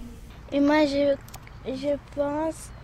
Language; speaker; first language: French; non-native, learner; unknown